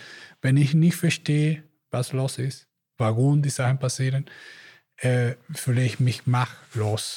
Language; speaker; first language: German; non-native, learner; Spanish